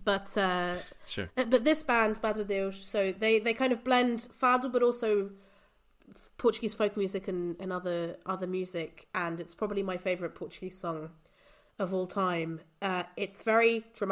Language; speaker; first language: English; native; English